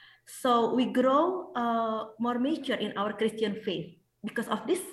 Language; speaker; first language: English; non-native, fluent; Indonesian